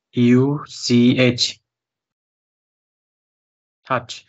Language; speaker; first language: English; non-native, learner; Vietnamese